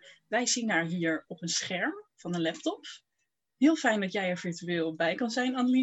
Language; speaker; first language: Dutch; native; Dutch